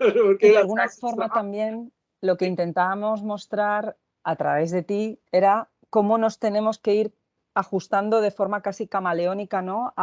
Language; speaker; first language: Spanish; native; Spanish